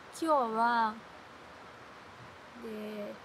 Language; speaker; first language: Japanese; non-native, fluent; Chinese